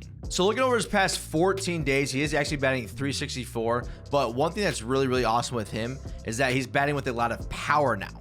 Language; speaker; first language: English; native; English